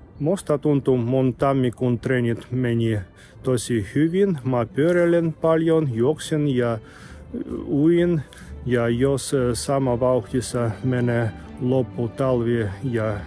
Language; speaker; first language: Finnish; non-native, fluent; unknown